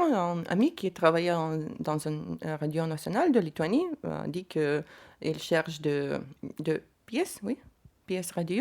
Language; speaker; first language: French; non-native, learner; Lithuanian